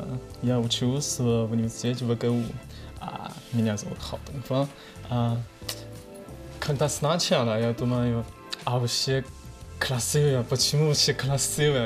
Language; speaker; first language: Russian; non-native, learner; Chinese